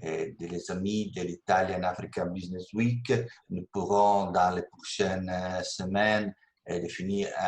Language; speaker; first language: French; non-native, learner; Italian